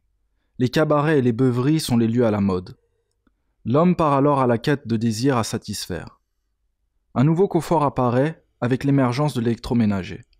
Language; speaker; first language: French; native; French